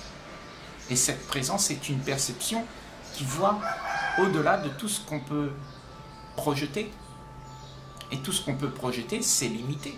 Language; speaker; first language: French; native; French